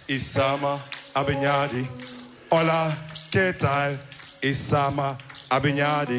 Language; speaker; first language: German; early bilingual, other home language; Wolof